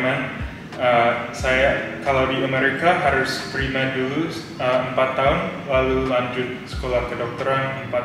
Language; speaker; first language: Indonesian; early bilingual, heritage; English